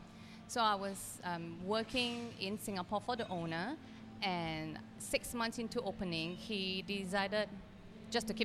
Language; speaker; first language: English; non-native, local second language; Cantonese